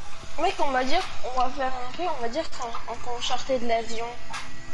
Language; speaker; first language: French; native; French